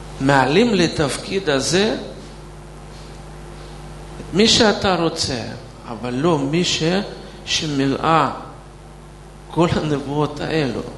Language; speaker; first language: Hebrew; non-native, fluent; Russian